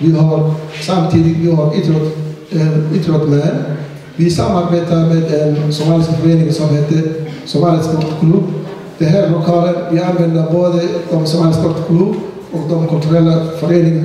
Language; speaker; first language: Swedish; non-native, fluent; Somali